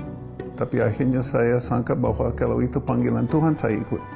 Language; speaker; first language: Indonesian; non-native, fluent; English